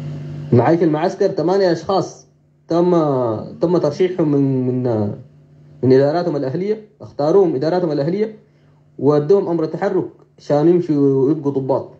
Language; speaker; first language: Arabic; native; Arabic